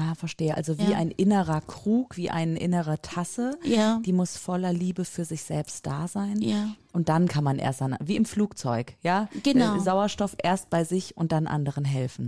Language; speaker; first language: German; native; German